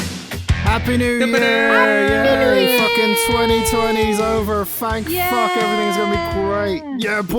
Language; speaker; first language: English; native; English